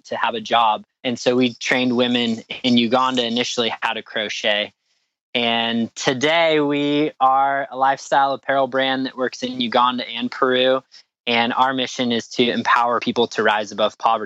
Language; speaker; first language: English; native; English